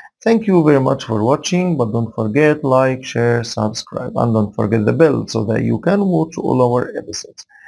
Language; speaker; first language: English; non-native, fluent; Arabic